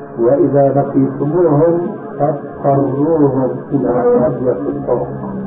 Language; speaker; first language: Arabic; early bilingual, other home language; Albanian